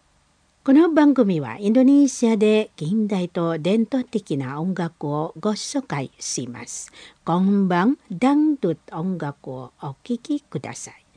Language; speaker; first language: Japanese; non-native, fluent; Indonesian